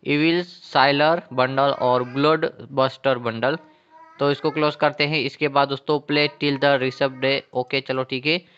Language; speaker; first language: Hindi; non-native, local second language; Gujarati